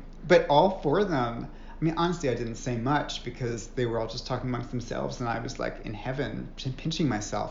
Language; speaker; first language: English; native; English